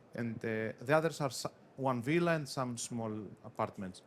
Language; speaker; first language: English; non-native, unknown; Greek